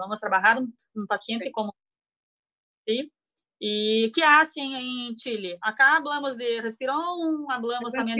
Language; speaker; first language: Spanish; non-native, learner; Portuguese